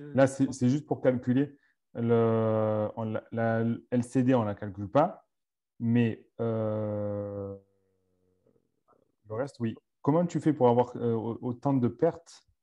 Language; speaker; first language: French; native; French